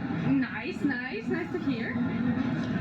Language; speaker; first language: English; non-native, learner; Polish